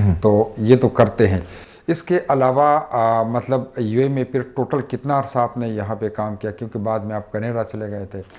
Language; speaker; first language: Urdu; non-native, local second language; Pashto